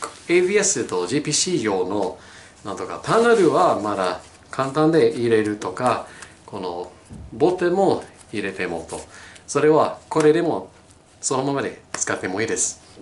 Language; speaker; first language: Japanese; non-native, learner; English